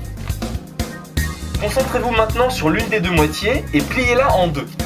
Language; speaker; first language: French; native; French